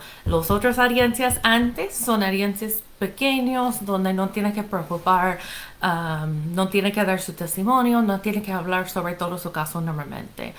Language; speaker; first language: Spanish; non-native, fluent; English